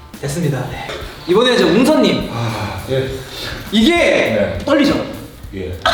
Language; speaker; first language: Korean; native; Korean